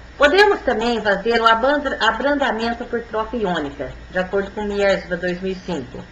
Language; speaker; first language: Portuguese; native; Portuguese